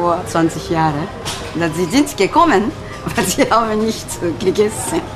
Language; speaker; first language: German; non-native, learner; Japanese